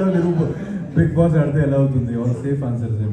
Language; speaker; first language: Telugu; non-native, fluent; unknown